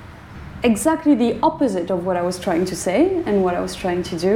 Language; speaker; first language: English; non-native, fluent; French